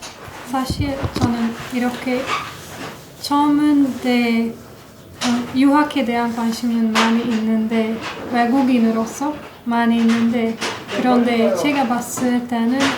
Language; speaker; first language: Korean; non-native, fluent; Hungarian